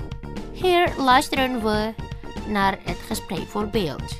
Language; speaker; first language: Dutch; non-native, fluent; Indonesian